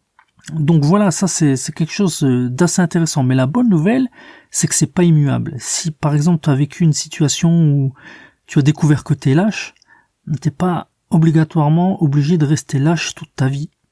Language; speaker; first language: French; native; French